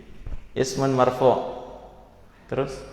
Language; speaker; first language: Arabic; non-native, fluent; Indonesian